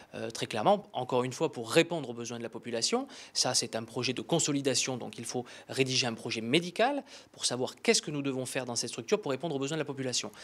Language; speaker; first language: French; native; French